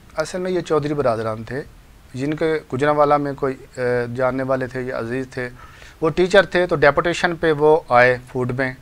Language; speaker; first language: Urdu; non-native, local second language; Punjabi